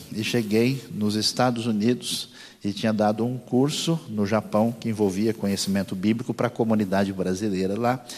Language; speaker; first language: Portuguese; native; Portuguese